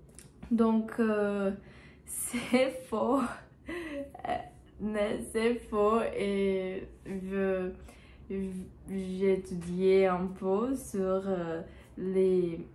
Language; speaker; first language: French; non-native, learner; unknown